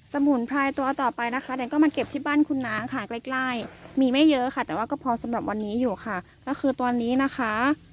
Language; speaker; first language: Thai; non-native, local second language; S'gaw Karen